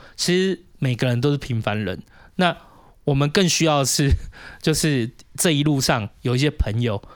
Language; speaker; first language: Chinese; native; Chinese